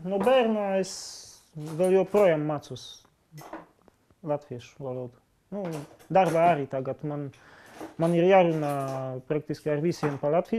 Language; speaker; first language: Latvian; non-native, learner; Polish